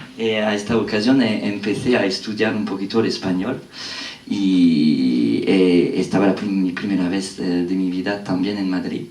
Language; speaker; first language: Spanish; non-native, fluent; French